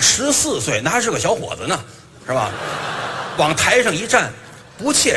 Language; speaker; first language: Chinese; native; Chinese